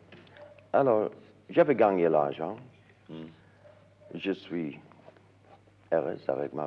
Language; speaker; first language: French; non-native, learner; English